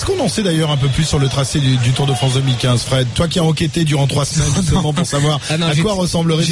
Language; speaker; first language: French; native; French